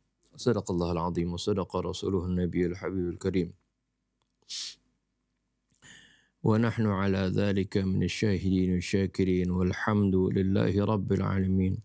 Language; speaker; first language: Arabic; non-native, fluent; Indonesian